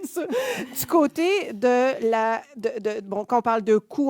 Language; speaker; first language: French; native; French